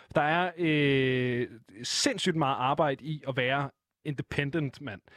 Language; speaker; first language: Danish; native; Danish